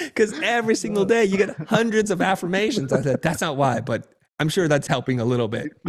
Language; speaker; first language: English; early bilingual, other home language; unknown